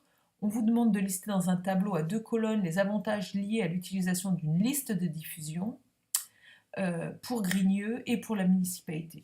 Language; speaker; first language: French; native; French